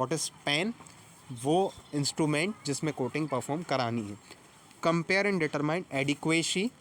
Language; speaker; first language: Hindi; native; Hindi